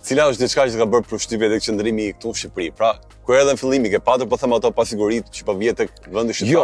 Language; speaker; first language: Albanian; native; Albanian